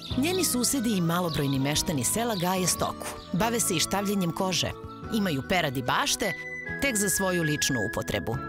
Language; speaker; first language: Serbian; native; Serbian